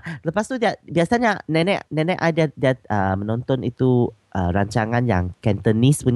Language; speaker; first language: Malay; non-native, local second language; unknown